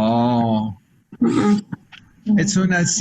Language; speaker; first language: Spanish; non-native, fluent; English